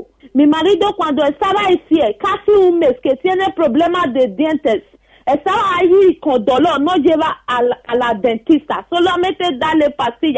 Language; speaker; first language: Spanish; non-native, learner; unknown